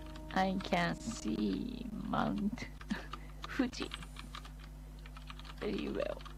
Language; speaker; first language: English; non-native, learner; Japanese